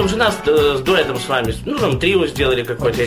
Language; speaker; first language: Russian; native; Russian